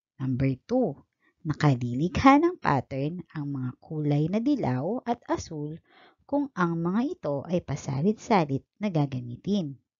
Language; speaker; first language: Filipino; native; Filipino